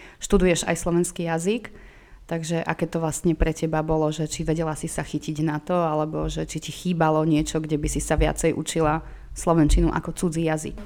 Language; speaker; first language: Slovak; native; Slovak